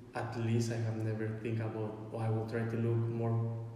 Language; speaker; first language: English; non-native, fluent; Spanish